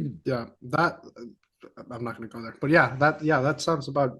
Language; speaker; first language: English; non-native, fluent; Icelandic